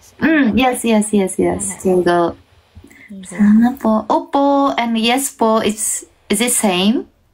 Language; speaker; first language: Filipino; non-native, learner; Japanese